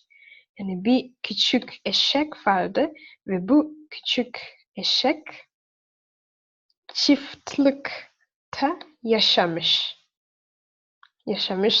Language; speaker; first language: Turkish; non-native, learner; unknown